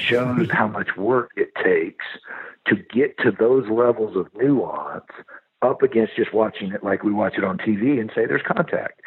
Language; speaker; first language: English; native; English